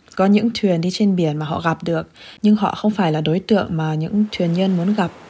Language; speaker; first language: Vietnamese; early bilingual, heritage; Vietnamese